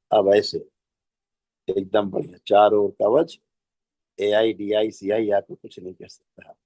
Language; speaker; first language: Hindi; native; Hindi